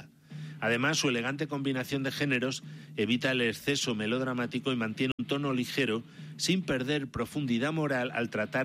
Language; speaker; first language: Spanish; native; Spanish